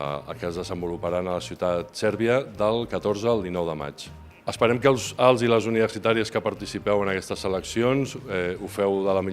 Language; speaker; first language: Catalan; native; Catalan